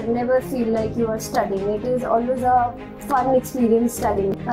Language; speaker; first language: English; non-native, local second language; Hindi